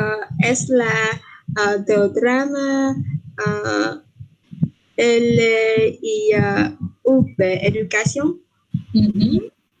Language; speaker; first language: Spanish; non-native, learner; Vietnamese